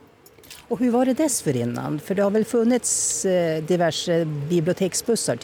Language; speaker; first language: Swedish; native; Swedish